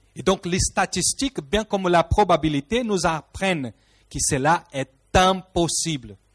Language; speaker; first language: French; non-native, fluent; Portuguese